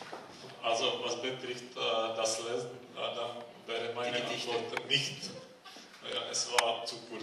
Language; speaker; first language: German; non-native, fluent; Czech